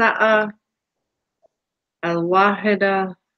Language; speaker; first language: Arabic; non-native, learner; English